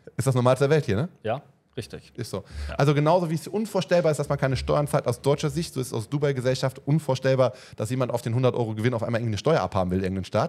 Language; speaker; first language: German; native; German